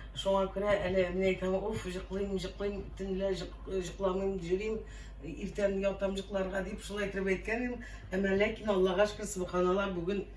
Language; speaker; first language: Tatar; native; Tatar